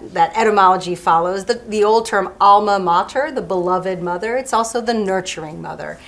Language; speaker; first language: English; early bilingual, other home language; French